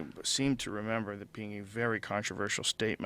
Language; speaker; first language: English; native; English